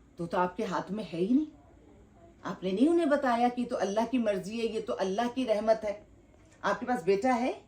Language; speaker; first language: Urdu; native; Urdu